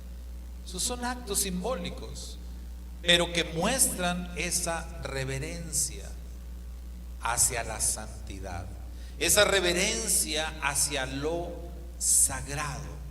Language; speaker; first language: Spanish; native; Spanish